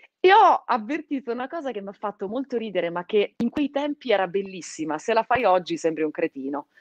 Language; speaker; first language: Italian; native; Italian